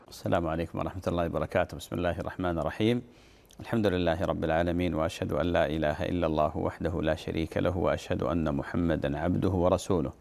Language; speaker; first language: Arabic; native; Arabic